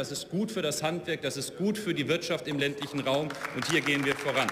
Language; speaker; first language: German; native; German